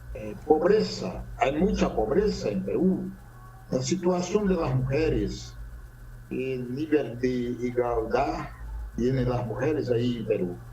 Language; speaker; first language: Spanish; non-native, fluent; Portuguese